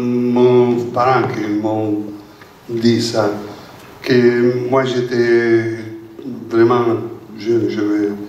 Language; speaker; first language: French; non-native, learner; Italian